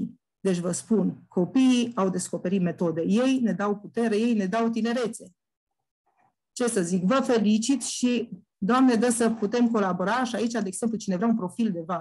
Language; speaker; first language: Romanian; native; Romanian